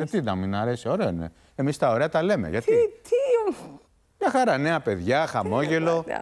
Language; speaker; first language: Greek; native; Greek